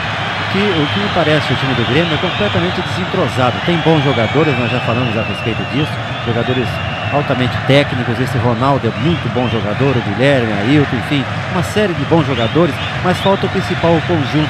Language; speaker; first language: Portuguese; native; Portuguese